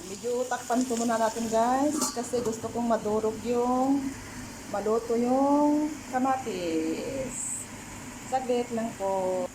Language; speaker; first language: Filipino; non-native, local second language; Iloko